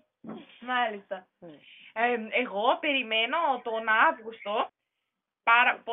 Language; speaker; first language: Greek; non-native, fluent; German